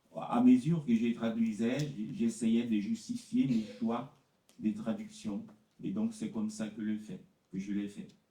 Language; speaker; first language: French; non-native, fluent; Portuguese